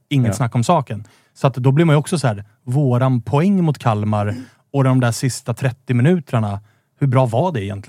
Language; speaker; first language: Swedish; native; Swedish